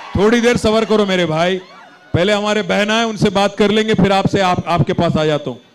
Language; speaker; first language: Hindi; non-native, local second language; Telugu